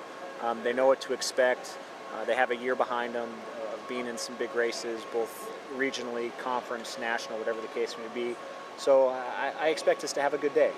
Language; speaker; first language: English; native; English